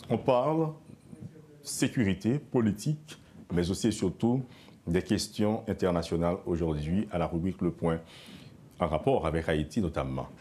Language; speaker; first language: French; non-native, local second language; Haitian Creole